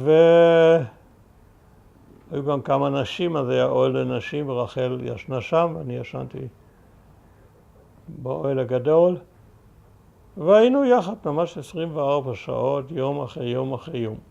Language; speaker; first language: Hebrew; early bilingual, other home language; German